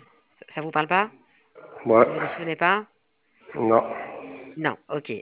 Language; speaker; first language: French; native; French